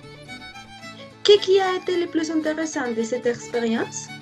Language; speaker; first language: French; non-native, learner; Spanish